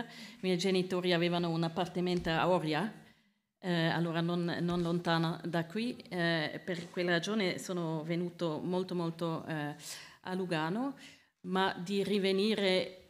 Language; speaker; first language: Italian; non-native, learner; Swiss German